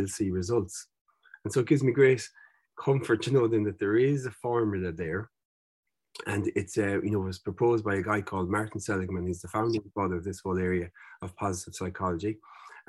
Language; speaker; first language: English; native; English